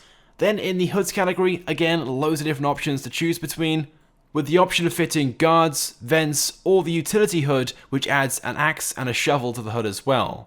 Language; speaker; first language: English; native; English